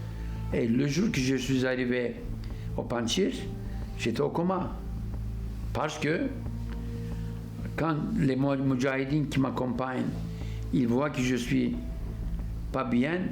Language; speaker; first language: French; non-native, fluent; Turkish